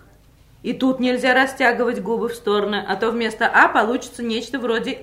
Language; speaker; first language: Russian; native; Russian